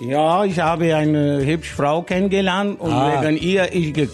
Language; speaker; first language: German; non-native, learner; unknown